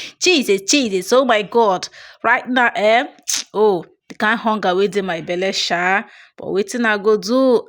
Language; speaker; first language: Nigerian Pidgin; non-native, local second language; Igbo